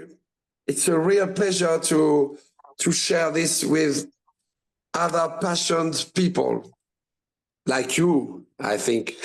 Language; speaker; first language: English; non-native, learner; French